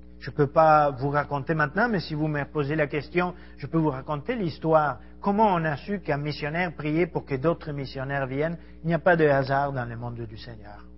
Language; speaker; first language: French; non-native, fluent; Spanish